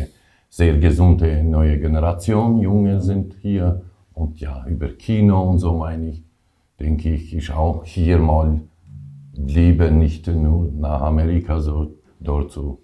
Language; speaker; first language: German; non-native, learner; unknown